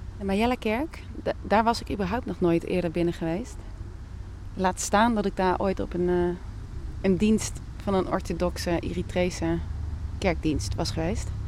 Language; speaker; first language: Dutch; native; Dutch